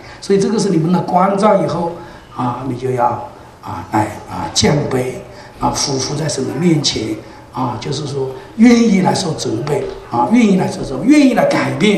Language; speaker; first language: Chinese; native; Chinese